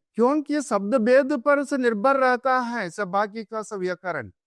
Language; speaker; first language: Hindi; non-native, local second language; Telugu